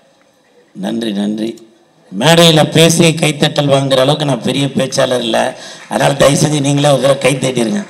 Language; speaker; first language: Tamil; native; Tamil